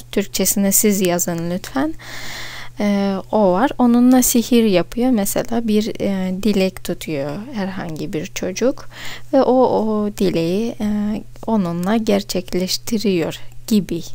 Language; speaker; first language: Turkish; non-native, fluent; Russian